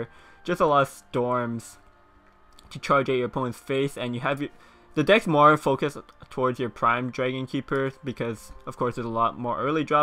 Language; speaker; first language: English; native; English